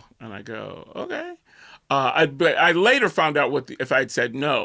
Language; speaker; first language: English; native; English